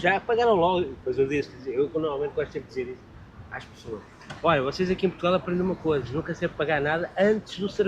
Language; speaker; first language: Portuguese; native; Portuguese